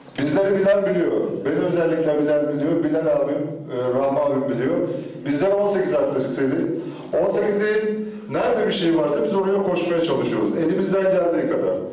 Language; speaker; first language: Turkish; native; Turkish